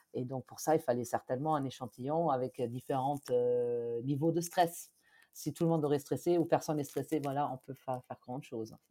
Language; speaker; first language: French; non-native, fluent; German